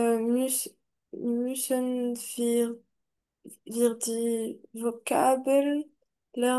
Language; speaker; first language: German; non-native, learner; French